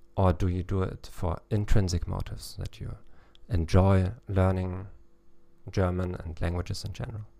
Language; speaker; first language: English; non-native, fluent; German